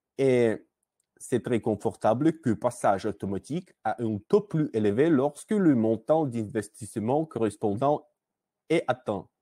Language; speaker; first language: French; non-native, learner; Russian